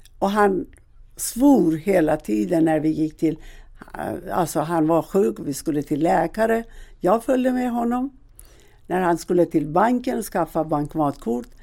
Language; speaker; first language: Swedish; non-native, fluent; Persian